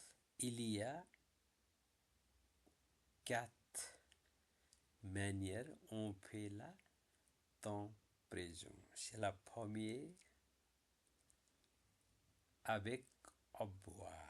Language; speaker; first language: French; non-native, learner; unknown